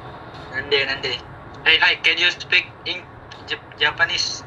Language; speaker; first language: English; non-native, learner; Indonesian